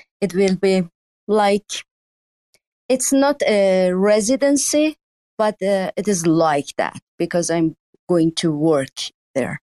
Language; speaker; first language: English; non-native, learner; Persian